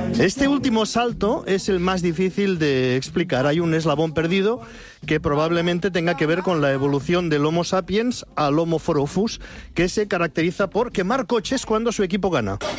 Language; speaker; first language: Spanish; native; Spanish